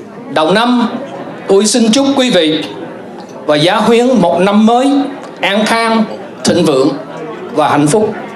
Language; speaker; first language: Vietnamese; native; Vietnamese